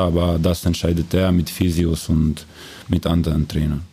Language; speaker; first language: German; non-native, learner; Croatian